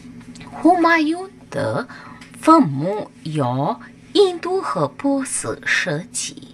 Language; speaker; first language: Chinese; non-native, fluent; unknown